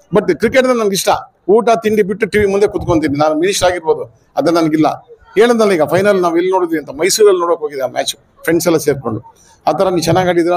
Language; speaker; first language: Kannada; native; Kannada